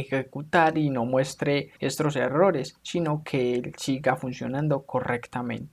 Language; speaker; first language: Spanish; native; Spanish